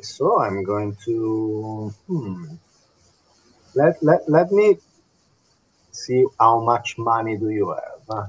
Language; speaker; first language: English; non-native, fluent; Italian